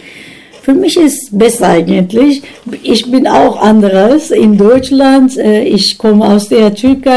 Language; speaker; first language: German; non-native, learner; Turkish